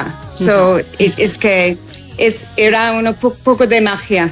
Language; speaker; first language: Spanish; non-native, fluent; English